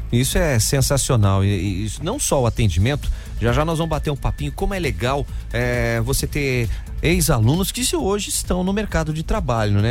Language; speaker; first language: Portuguese; native; Portuguese